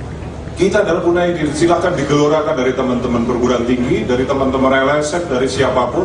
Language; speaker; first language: Indonesian; native; Indonesian